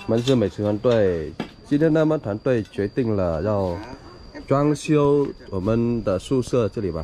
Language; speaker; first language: Chinese; non-native, learner; Vietnamese